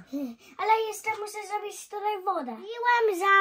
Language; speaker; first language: Polish; early bilingual, heritage; Polish